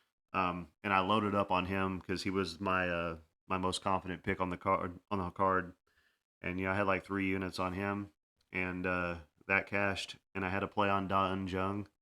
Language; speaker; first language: English; native; English